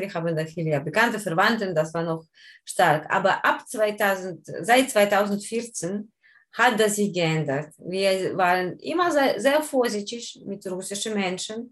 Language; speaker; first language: German; non-native, learner; Ukrainian